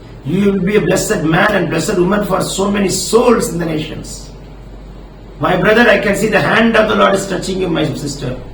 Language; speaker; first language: English; non-native, local second language; Tamil